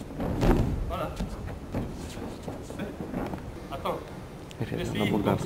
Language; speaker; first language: French; non-native, learner; Romanian